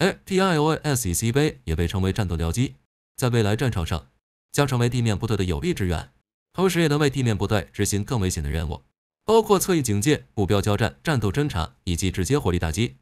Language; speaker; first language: Chinese; native; Chinese